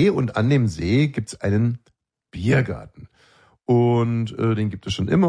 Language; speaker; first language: German; native; German